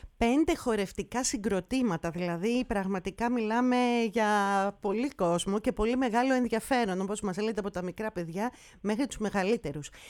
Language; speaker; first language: Greek; native; Greek